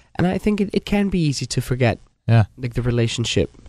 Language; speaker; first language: English; non-native, fluent; Danish